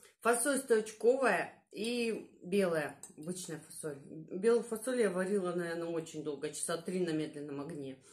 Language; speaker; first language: Russian; native; Russian